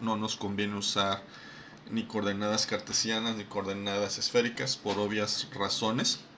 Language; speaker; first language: Spanish; native; Spanish